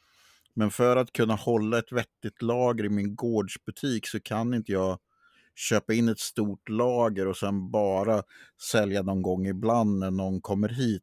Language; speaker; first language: Swedish; native; Swedish